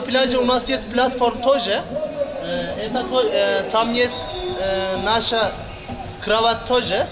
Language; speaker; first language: Russian; non-native, learner; Turkish